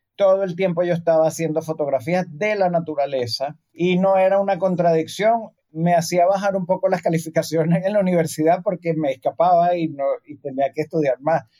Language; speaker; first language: Spanish; native; Spanish